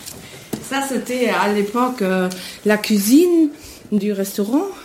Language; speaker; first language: French; non-native, fluent; German